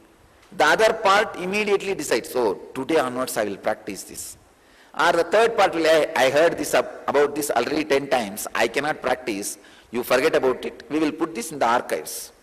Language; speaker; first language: English; non-native, local second language; Tamil